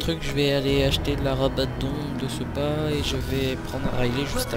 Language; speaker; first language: French; native; French